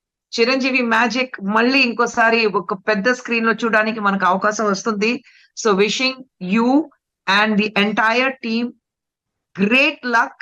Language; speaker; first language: Telugu; non-native, fluent; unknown